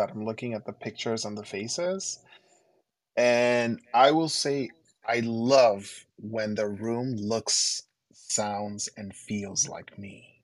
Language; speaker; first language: English; early bilingual, other home language; Spanish